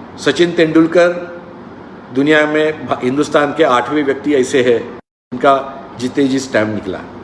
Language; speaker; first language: Hindi; non-native, local second language; Marathi